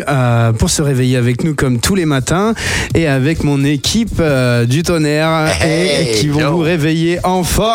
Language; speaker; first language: French; native; French